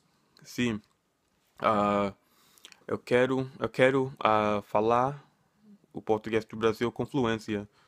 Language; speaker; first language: Portuguese; non-native, learner; English